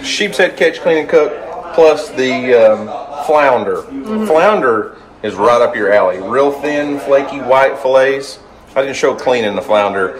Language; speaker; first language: English; native; English